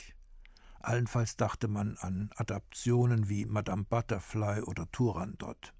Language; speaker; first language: German; native; German